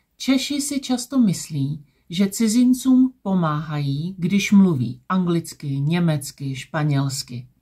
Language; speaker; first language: Czech; native; Czech